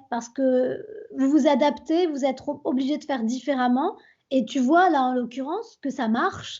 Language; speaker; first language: French; native; French